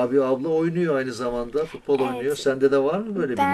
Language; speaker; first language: Turkish; native; Turkish